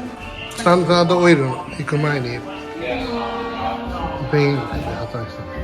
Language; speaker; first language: Japanese; native; Japanese